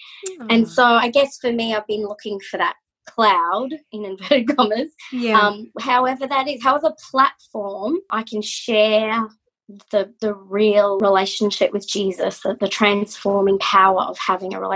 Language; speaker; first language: English; native; English